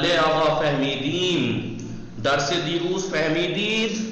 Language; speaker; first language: Persian; non-native, fluent; Urdu